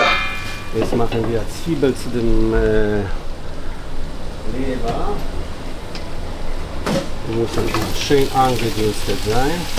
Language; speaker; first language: German; non-native, fluent; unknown